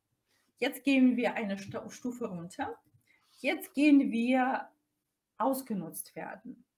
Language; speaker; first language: German; non-native, fluent; Russian